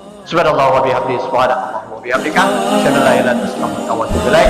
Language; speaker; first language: Indonesian; native; Indonesian